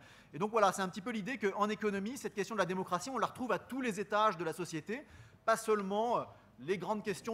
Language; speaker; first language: French; native; French